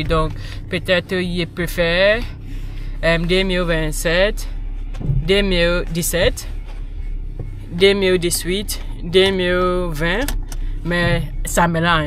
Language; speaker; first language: French; non-native, learner; English